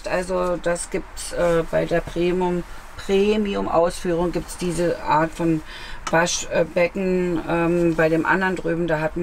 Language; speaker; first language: German; native; German